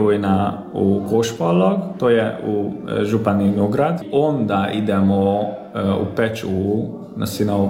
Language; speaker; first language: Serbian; non-native, local second language; Hungarian